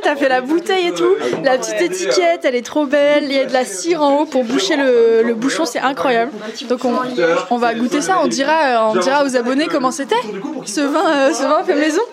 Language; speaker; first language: French; native; French